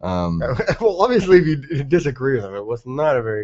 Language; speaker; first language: English; native; English